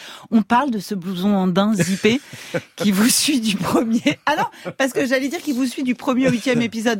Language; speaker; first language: French; native; French